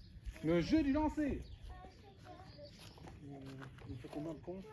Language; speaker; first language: French; native; French